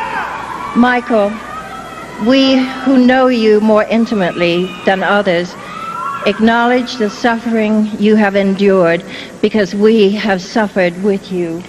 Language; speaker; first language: English; native; English